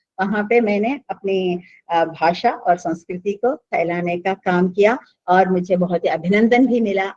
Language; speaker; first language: Hindi; non-native, local second language; Telugu